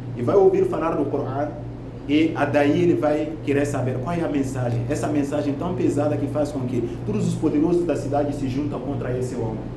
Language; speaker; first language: Portuguese; non-native, fluent; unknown